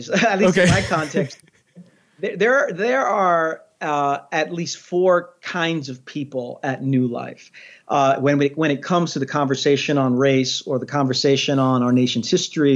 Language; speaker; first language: English; native; English